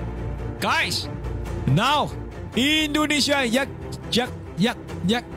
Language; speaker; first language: English; non-native, learner; Chinese